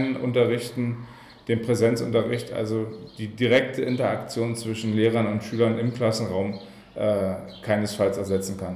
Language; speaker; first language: German; native; German